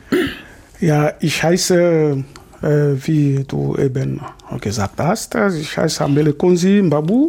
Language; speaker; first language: German; non-native, fluent; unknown